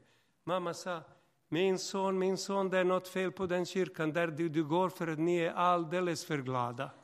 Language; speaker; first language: Swedish; non-native, fluent; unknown